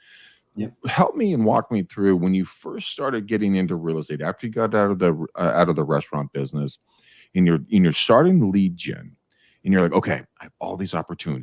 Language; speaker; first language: English; native; English